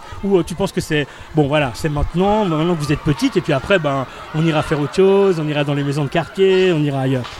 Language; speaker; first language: French; native; French